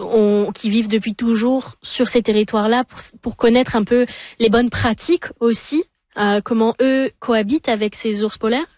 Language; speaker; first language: French; native; French